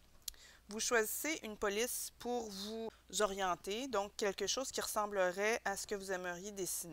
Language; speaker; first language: French; native; French